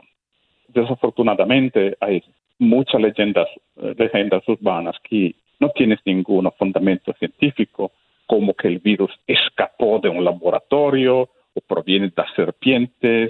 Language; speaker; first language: Spanish; non-native, fluent; Italian